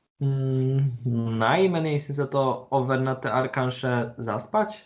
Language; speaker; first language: Norwegian; non-native, learner; Polish